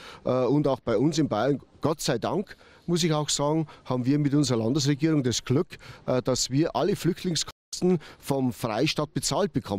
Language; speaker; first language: German; native; German